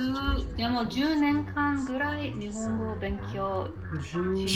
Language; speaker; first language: Japanese; non-native, learner; English